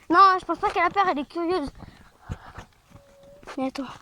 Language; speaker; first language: French; native; French